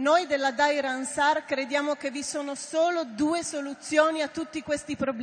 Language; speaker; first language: Italian; non-native, fluent; Wolof